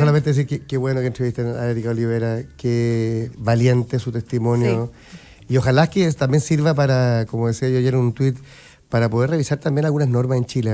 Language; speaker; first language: Spanish; native; Spanish